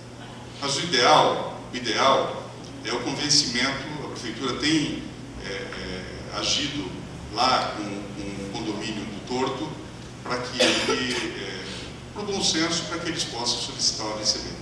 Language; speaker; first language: Portuguese; native; Portuguese